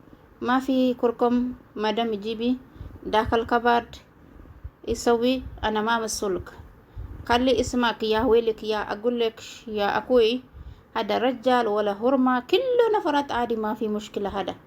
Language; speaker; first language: Arabic; non-native, learner; Oromo